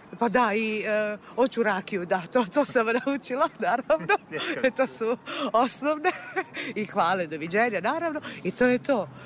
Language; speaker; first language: Serbian; non-native, fluent; Italian